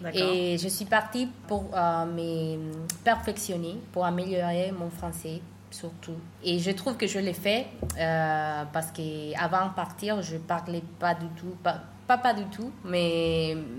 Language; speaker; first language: French; non-native, learner; Spanish